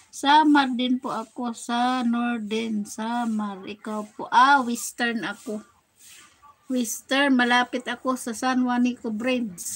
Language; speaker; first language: Filipino; non-native, local second language; Waray